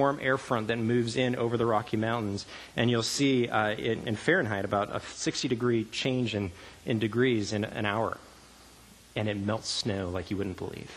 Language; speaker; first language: English; native; English